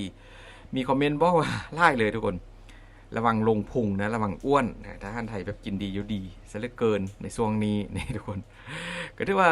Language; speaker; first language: Thai; non-native, local second language; Northeastern Thai